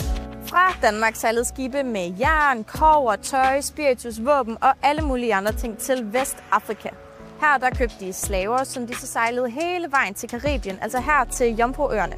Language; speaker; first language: Danish; native; Danish